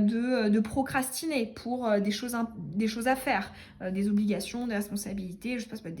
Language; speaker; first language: French; native; French